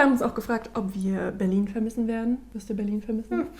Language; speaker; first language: German; native; German